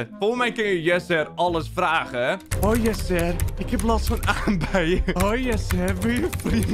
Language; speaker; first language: Dutch; native; Dutch